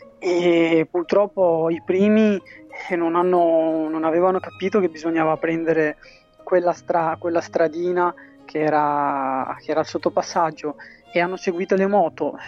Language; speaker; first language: Italian; early bilingual, other home language; Tigrinya